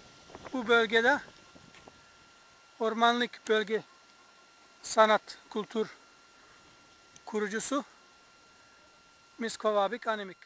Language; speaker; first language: Turkish; non-native, fluent; English